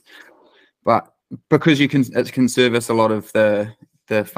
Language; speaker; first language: English; native; English